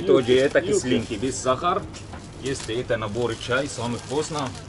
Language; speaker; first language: Russian; non-native, learner; Arabic